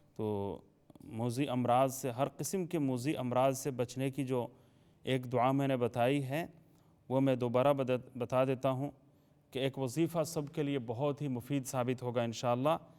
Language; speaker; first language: Urdu; native; Urdu